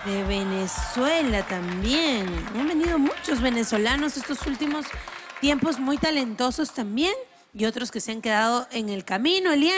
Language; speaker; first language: Spanish; native; Spanish